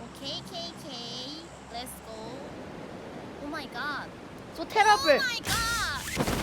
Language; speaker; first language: English; non-native, learner; Korean